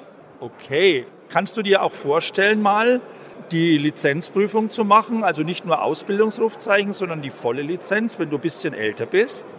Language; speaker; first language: German; native; German